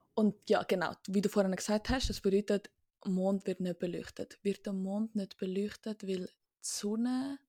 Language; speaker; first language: Swiss German; native; Swiss German